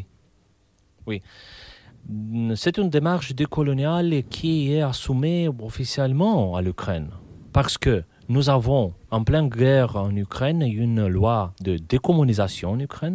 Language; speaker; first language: French; non-native, fluent; Romanian